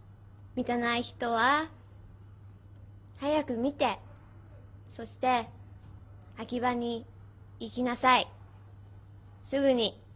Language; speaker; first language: Japanese; non-native, learner; English